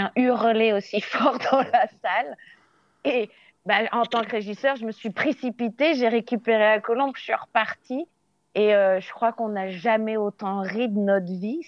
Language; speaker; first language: French; native; French